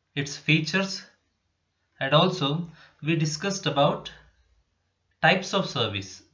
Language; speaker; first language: English; non-native, local second language; Kannada